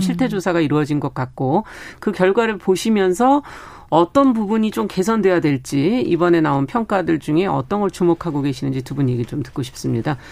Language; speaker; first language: Korean; native; Korean